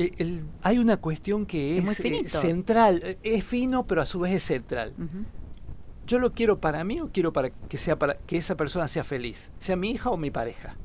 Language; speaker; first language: Spanish; native; Spanish